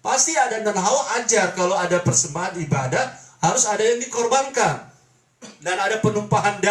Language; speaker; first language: Indonesian; native; Indonesian